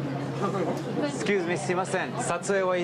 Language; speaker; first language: Japanese; early bilingual, heritage; English